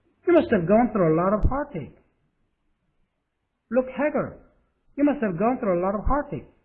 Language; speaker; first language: English; non-native, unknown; Korean